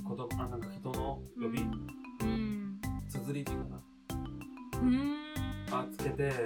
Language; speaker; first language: Japanese; non-native, fluent; Chinese